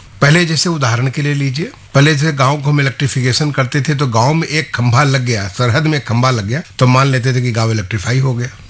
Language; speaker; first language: Hindi; native; Hindi